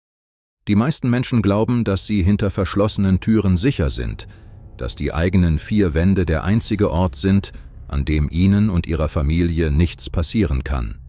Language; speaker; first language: German; native; German